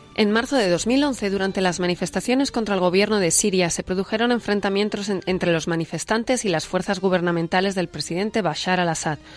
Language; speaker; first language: Spanish; native; Spanish